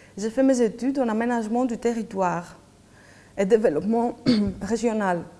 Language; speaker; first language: French; non-native, fluent; Greek